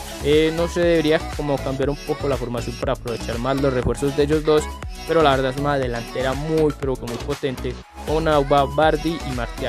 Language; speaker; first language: Spanish; native; Spanish